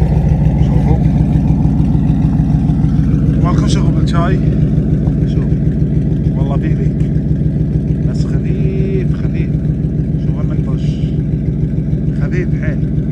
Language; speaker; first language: Arabic; native; Arabic